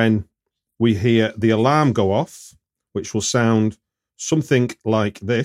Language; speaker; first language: English; native; English